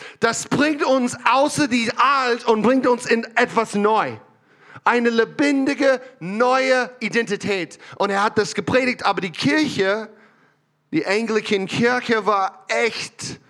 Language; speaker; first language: German; non-native, learner; English